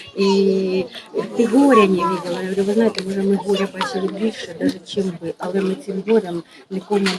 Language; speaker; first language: Ukrainian; native; Ukrainian